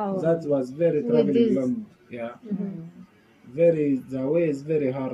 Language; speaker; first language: English; non-native, learner; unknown